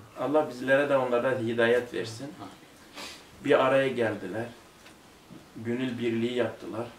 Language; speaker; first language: Turkish; native; Turkish